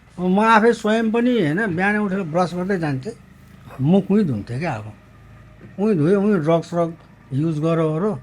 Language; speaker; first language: Nepali; native; Nepali